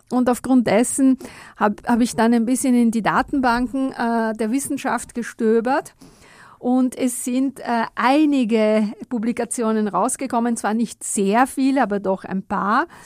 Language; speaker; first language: German; non-native, fluent; Italian